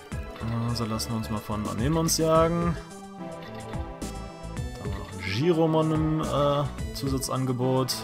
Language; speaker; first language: German; native; German